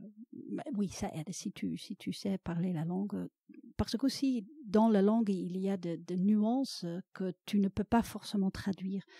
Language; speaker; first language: French; non-native, fluent; Dutch